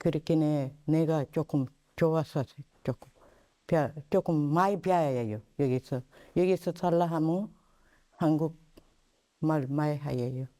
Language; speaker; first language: Korean; non-native, learner; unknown